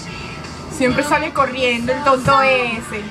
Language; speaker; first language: Spanish; native; Spanish